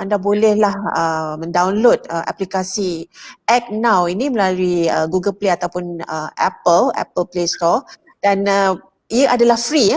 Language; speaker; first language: Malay; native; Malay